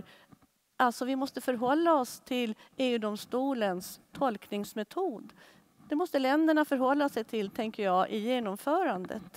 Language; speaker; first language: Swedish; native; Swedish